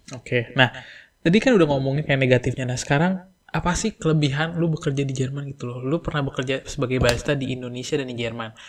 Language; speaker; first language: Indonesian; native; Indonesian